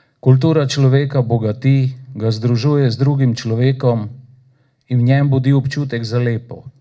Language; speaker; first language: Slovenian; native; Slovenian